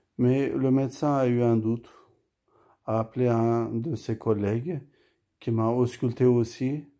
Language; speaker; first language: French; early bilingual, other home language; Turkish